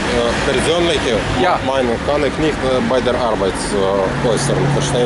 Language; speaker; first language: German; non-native, fluent; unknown